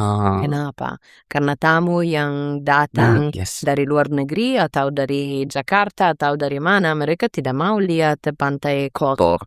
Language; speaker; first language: Indonesian; non-native, fluent; Italian